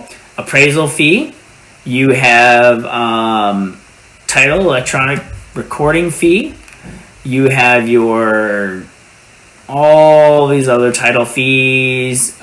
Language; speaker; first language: English; native; English